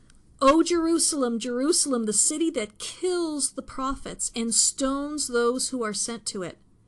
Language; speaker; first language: English; native; English